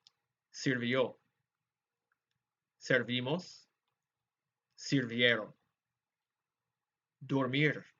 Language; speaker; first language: Spanish; non-native, fluent; English